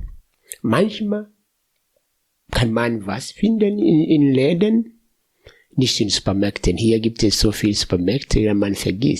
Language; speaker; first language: German; non-native, fluent; Swahili